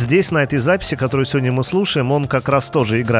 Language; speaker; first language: Russian; native; Russian